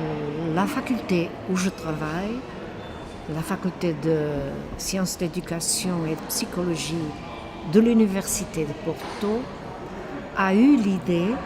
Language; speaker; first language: French; non-native, fluent; Portuguese